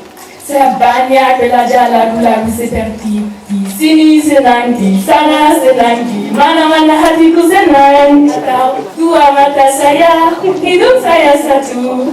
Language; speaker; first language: Indonesian; non-native, learner; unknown